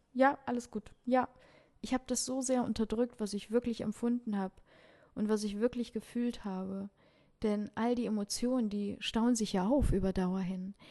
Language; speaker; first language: German; early bilingual, other home language; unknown